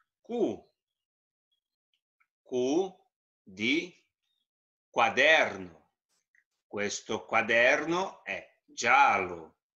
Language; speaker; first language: Italian; non-native, fluent; Portuguese